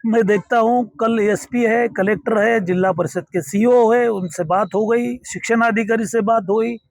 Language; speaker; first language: Hindi; non-native, local second language; Marathi